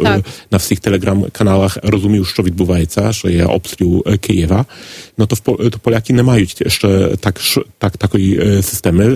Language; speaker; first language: Polish; non-native, learner; Ukrainian